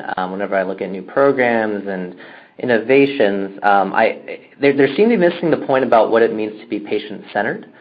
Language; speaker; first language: English; native; English